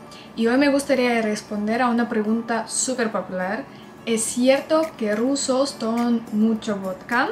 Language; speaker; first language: Spanish; non-native, fluent; Russian